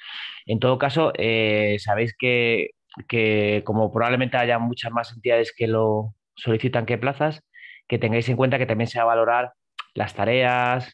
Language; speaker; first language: Spanish; native; Spanish